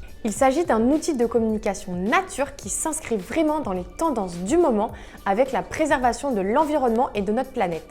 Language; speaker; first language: French; native; French